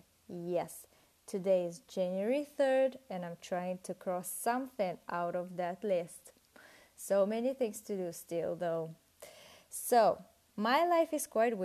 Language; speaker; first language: English; non-native, fluent; Russian